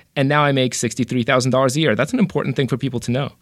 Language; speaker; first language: English; early bilingual, other home language; Romanian